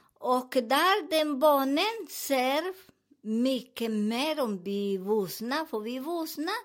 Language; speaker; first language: Swedish; non-native, learner; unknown